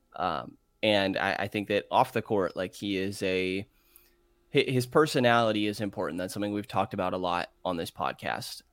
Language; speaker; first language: English; native; English